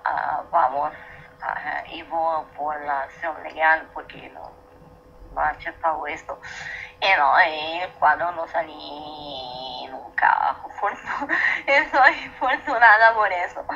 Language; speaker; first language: Spanish; non-native, learner; Italian